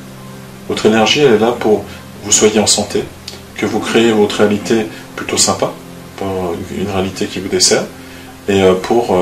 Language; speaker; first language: French; native; French